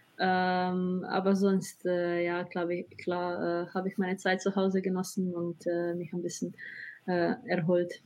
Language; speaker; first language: German; non-native, fluent; Slovenian